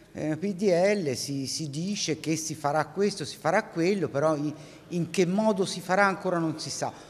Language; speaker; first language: Italian; native; Italian